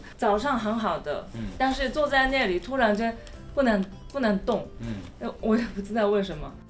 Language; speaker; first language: Chinese; non-native, fluent; Japanese